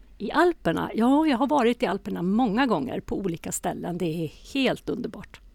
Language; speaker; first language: Swedish; native; Swedish